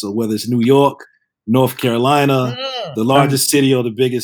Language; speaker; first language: English; native; English